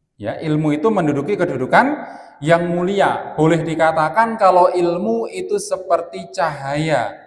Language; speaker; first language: Indonesian; non-native, local second language; Javanese